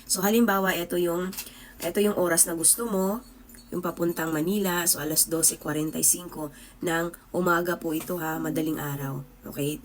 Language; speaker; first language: Filipino; non-native, local second language; Cebuano